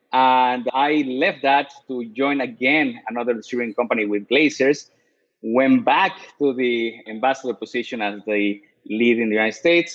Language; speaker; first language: English; non-native, fluent; Spanish